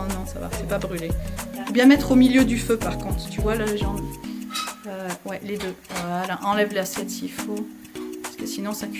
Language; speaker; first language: French; native; French